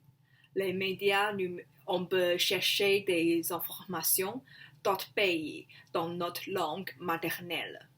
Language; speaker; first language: French; non-native, learner; Chinese